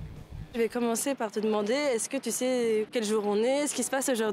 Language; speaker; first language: French; native; French